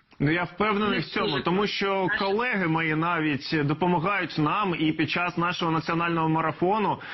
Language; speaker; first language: Ukrainian; native; Ukrainian